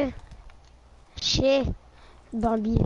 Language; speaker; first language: French; native; French